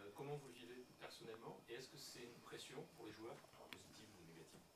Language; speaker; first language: French; native; French